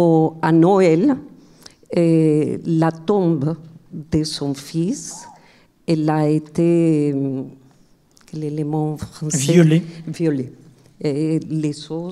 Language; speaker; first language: French; non-native, fluent; Spanish